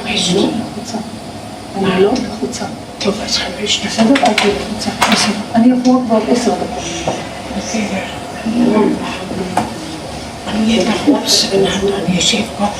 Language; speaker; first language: Hebrew; non-native, fluent; German